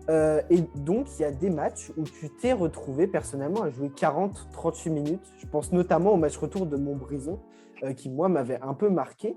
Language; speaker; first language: French; native; French